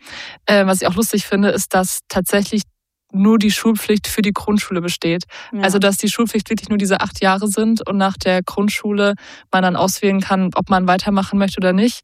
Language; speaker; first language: German; native; German